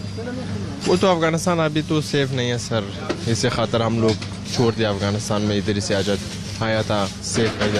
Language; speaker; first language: Hindi; non-native, learner; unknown